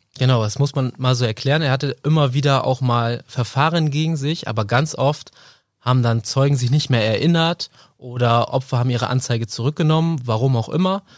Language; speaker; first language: German; native; German